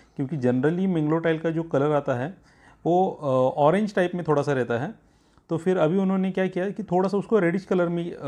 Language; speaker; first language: Hindi; non-native, local second language; Marathi